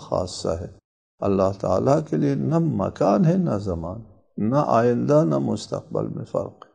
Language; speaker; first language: Urdu; non-native, local second language; Balti